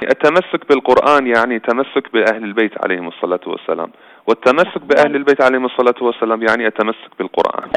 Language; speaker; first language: Arabic; non-native, fluent; Persian